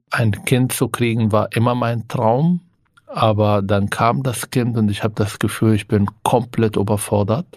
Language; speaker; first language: German; non-native, fluent; Arabic